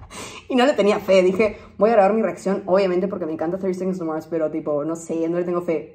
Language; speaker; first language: Spanish; native; Spanish